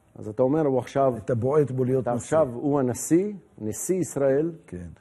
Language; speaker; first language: Hebrew; native; Hebrew